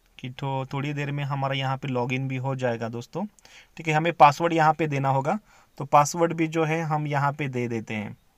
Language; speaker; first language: Hindi; non-native, local second language; Marathi